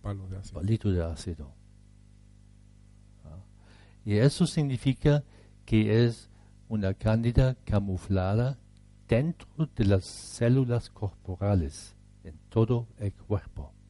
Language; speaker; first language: Spanish; non-native, fluent; German